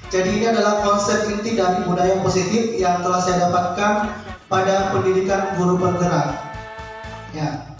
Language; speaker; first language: Indonesian; native; Indonesian